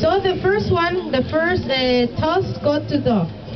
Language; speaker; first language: English; non-native, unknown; Spanish